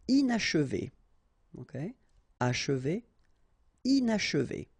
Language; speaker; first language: French; native; French